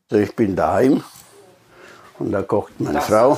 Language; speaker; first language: German; non-native, learner; Italian